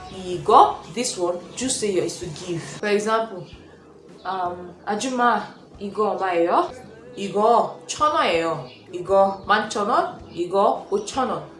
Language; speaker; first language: Korean; non-native, learner; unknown